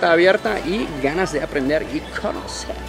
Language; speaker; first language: Spanish; non-native, fluent; German